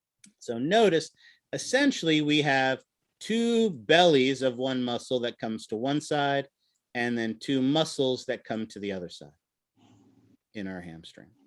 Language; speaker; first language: English; native; English